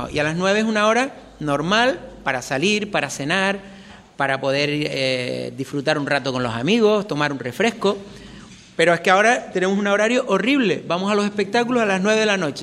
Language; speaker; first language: Spanish; native; Spanish